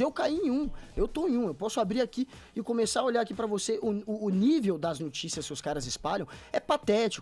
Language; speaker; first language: Portuguese; native; Portuguese